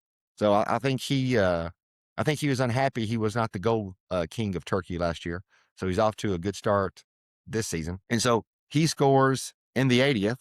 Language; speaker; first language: English; native; English